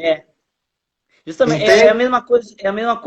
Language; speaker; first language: Portuguese; native; Portuguese